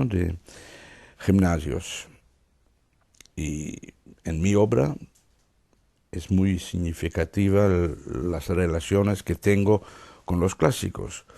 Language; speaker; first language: Spanish; non-native, fluent; Dutch